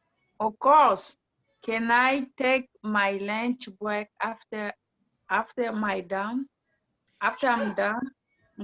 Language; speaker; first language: English; non-native, learner; French